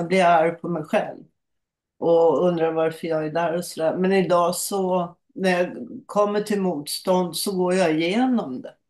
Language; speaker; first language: Swedish; native; Swedish